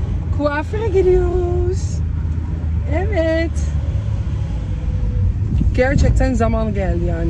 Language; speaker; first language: Turkish; early bilingual, heritage; Dutch